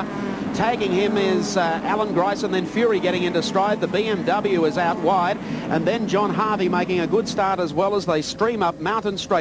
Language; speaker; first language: English; native; English